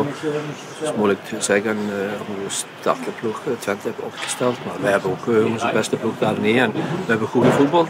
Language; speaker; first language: Dutch; non-native, fluent; Icelandic